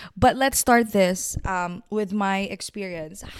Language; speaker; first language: English; non-native, local second language; Filipino